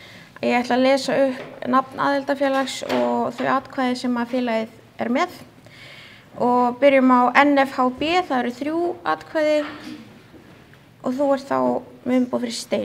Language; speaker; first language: Icelandic; native; Icelandic